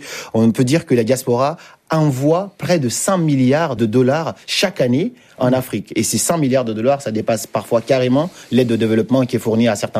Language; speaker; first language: French; non-native, local second language; Fula